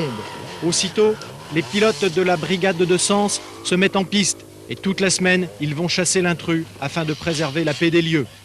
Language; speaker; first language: French; native; French